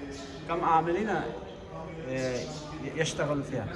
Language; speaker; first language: Arabic; non-native, learner; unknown